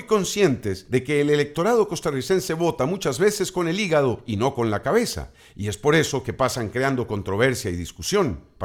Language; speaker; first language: Spanish; native; Spanish